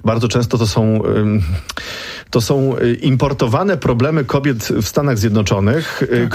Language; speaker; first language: Polish; native; Polish